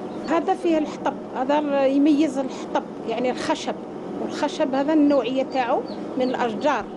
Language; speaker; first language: Arabic; native; Arabic